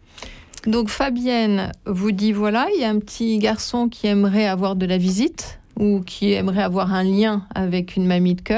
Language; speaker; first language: French; native; French